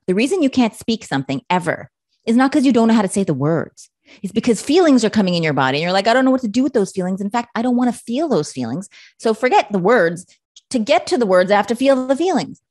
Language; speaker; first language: English; native; English